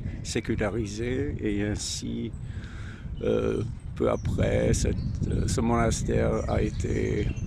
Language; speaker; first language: French; non-native, fluent; German